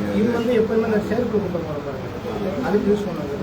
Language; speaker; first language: Tamil; native; Tamil